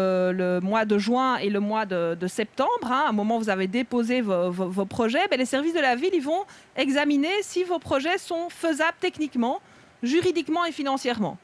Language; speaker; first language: French; native; French